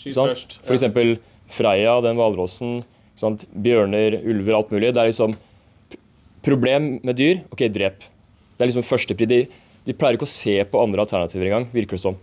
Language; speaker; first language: Norwegian; native; Norwegian